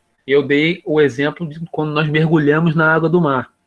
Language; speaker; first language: Portuguese; native; Portuguese